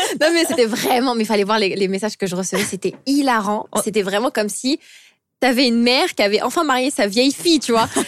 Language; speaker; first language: French; early bilingual, other home language; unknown